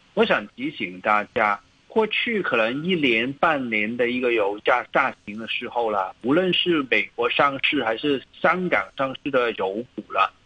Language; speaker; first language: Chinese; non-native, local second language; Cantonese